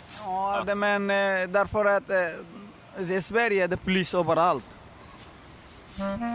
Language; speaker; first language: Swedish; non-native, learner; Bangla